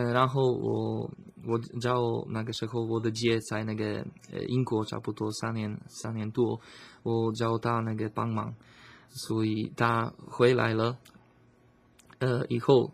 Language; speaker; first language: Chinese; non-native, learner; Slovak